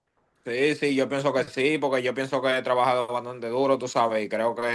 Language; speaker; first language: Spanish; native; Spanish